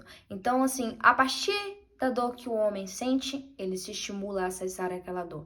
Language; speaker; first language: Portuguese; native; Portuguese